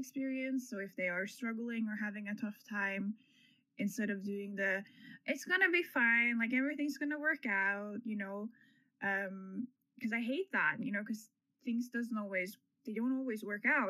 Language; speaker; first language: English; non-native, fluent; Norwegian